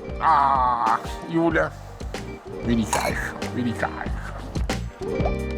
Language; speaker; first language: Ukrainian; non-native, learner; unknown